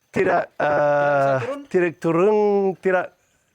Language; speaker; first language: Indonesian; non-native, learner; English